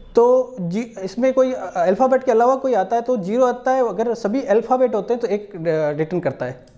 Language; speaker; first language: Hindi; native; Hindi